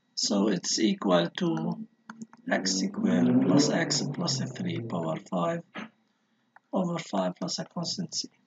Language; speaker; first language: English; non-native, local second language; Arabic